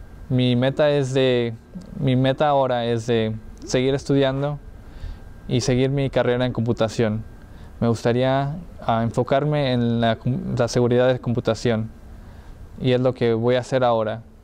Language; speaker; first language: Spanish; early bilingual, heritage; Spanish